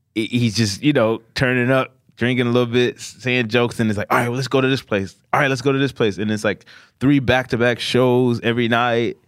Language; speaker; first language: English; native; English